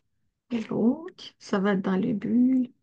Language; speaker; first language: French; non-native, fluent; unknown